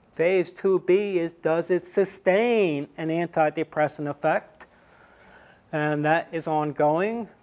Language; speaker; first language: English; non-native, fluent; Estonian